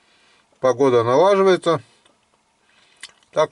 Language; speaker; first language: Russian; native; Russian